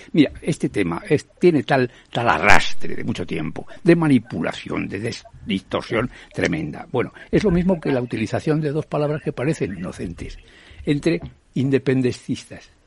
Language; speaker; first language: Spanish; native; Spanish